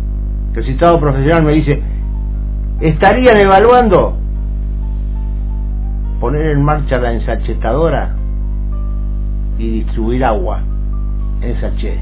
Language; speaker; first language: Spanish; native; Spanish